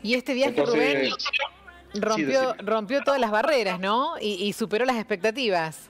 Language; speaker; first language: Spanish; native; Spanish